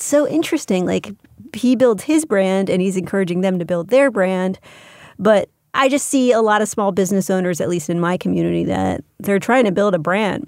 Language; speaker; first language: English; native; English